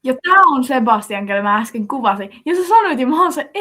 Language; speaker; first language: Finnish; native; Finnish